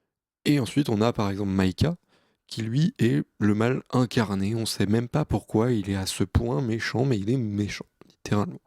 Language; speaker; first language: French; native; French